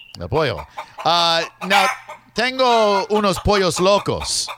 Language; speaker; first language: Spanish; non-native, learner; English